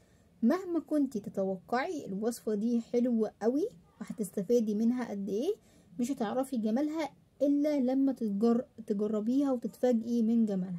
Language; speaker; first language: Arabic; native; Arabic